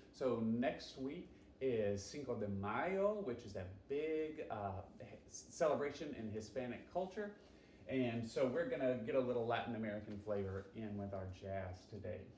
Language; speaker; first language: English; native; English